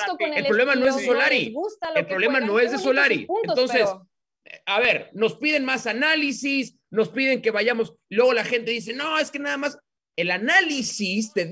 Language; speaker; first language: Spanish; native; Spanish